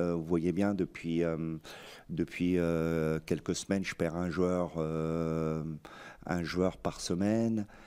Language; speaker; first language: French; native; French